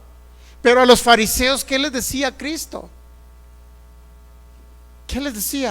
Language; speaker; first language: Spanish; native; Spanish